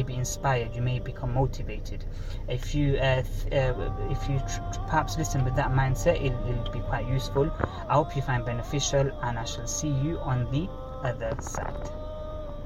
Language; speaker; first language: English; native; English